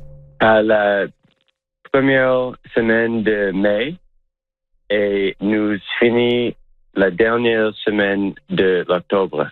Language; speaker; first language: French; non-native, local second language; English